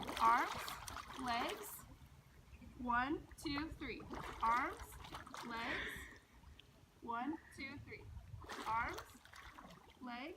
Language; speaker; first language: English; native; English